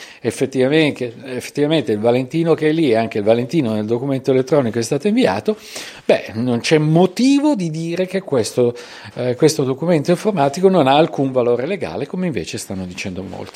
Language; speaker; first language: Italian; native; Italian